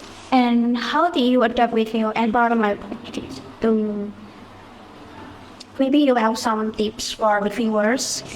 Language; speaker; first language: English; non-native, fluent; Indonesian